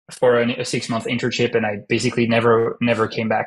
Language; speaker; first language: English; non-native, fluent; French